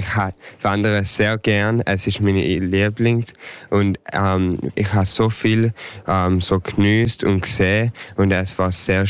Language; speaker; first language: German; early bilingual, heritage; German